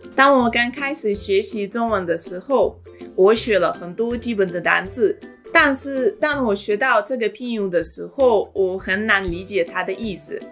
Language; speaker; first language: Chinese; non-native, fluent; Russian